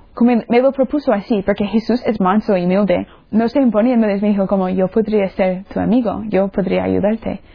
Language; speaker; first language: Spanish; non-native, fluent; English